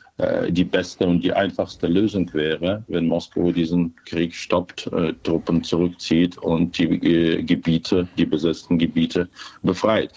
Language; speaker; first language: German; non-native, fluent; Ukrainian